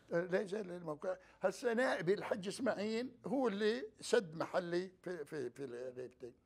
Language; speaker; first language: Arabic; native; Arabic